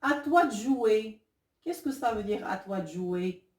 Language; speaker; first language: French; non-native, local second language; Arabic